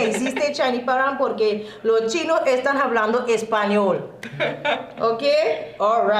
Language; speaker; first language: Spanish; non-native, learner; English